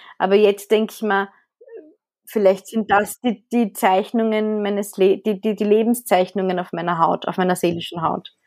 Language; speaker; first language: German; early bilingual, other home language; Arabic